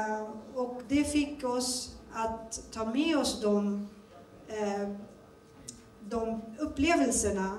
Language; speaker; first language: Swedish; early bilingual, other home language; Turoyo